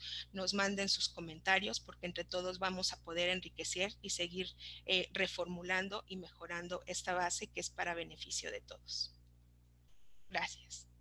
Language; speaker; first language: Spanish; native; Spanish